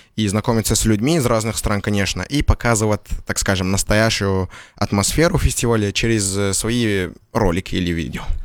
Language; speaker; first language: Russian; non-native, fluent; Arabic